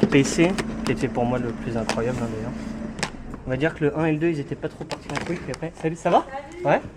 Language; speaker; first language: French; native; French